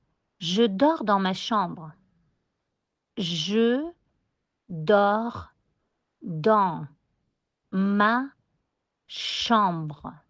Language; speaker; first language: French; non-native, fluent; Spanish